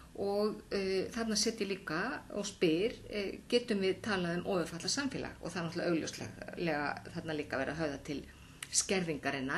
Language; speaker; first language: Icelandic; native; Icelandic